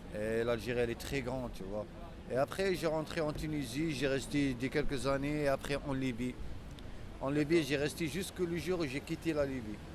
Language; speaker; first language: French; non-native, local second language; Arabic